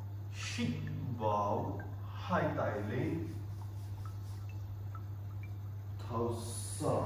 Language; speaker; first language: Vietnamese; non-native, learner; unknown